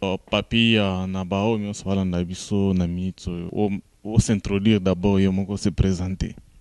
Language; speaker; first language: French; non-native, local second language; Lingala